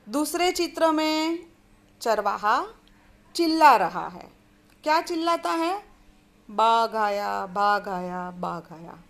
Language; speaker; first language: Hindi; non-native, local second language; Gujarati